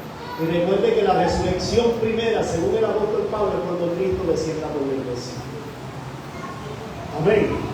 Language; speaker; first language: Spanish; native; Spanish